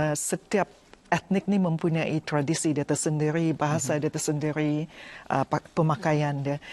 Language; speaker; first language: Malay; non-native, local second language; Central Dusun